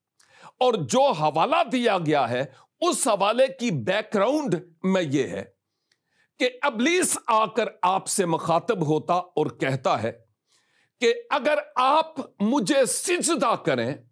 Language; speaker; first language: Urdu; native; Urdu